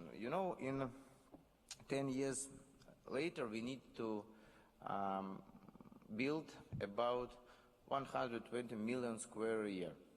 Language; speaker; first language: English; non-native, learner; Russian